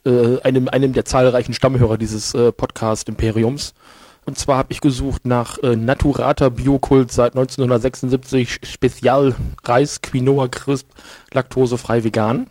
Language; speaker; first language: German; native; German